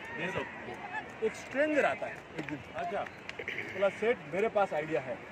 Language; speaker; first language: Hindi; non-native, local second language; Marathi